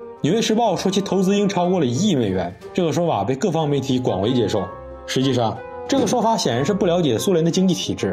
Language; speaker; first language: Chinese; native; Chinese